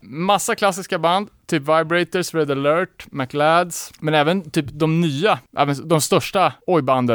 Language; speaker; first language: Swedish; native; Swedish